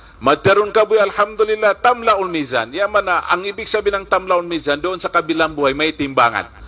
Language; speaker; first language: Filipino; non-native, local second language; Maguindanaon